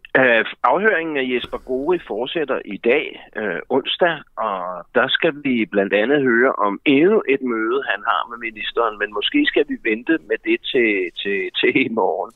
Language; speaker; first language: Danish; native; Danish